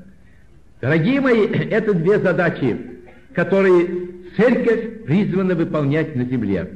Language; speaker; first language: Russian; native; Russian